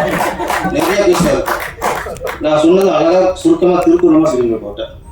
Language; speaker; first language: Tamil; native; Tamil